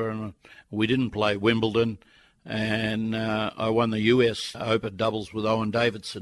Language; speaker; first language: English; native; English